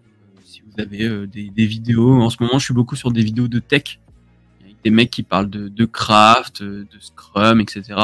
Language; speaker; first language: French; native; French